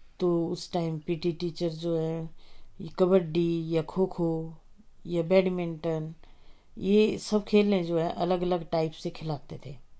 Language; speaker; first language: Hindi; native; Hindi